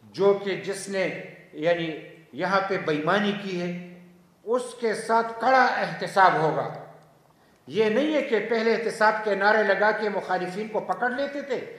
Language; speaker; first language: Urdu; non-native, local second language; Pashto